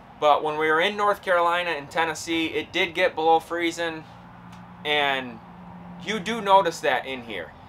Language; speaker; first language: English; native; English